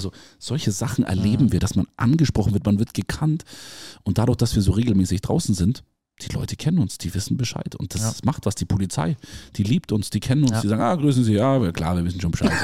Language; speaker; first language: German; native; German